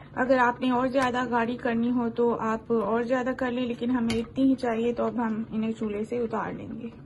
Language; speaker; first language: Urdu; non-native, local second language; Punjabi